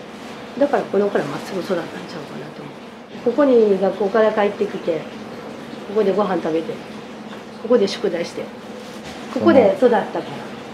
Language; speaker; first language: Japanese; native; Japanese